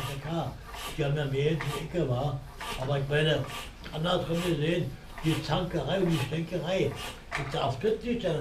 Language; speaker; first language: German; native; German